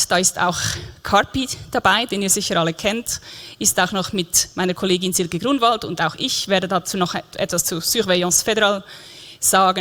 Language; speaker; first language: German; native; German